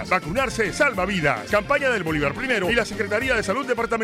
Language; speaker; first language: Spanish; native; Spanish